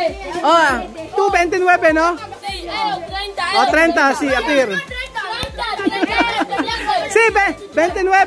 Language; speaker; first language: Spanish; non-native, learner; Filipino